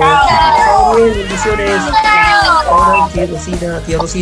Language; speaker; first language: Spanish; native; Spanish